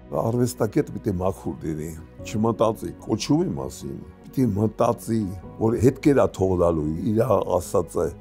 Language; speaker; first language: Armenian; early bilingual, heritage; Armenian